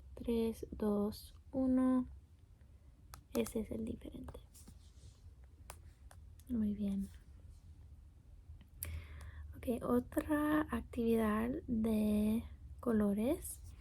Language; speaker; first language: Spanish; non-native, learner; English